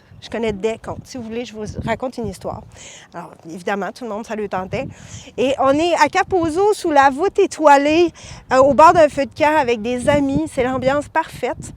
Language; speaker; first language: French; native; French